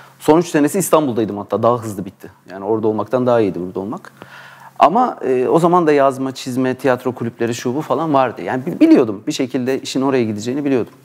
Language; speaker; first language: Turkish; native; Turkish